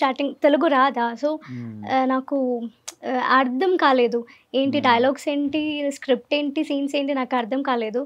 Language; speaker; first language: Telugu; non-native, learner; Malayalam